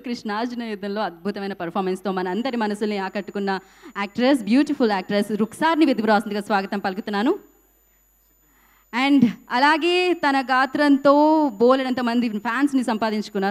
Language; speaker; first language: Telugu; native; Telugu